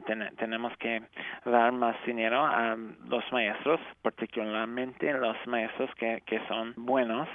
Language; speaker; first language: Spanish; non-native, fluent; English